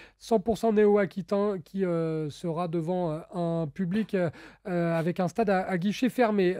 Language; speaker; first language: French; native; French